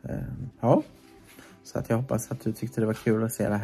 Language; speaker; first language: Swedish; native; Swedish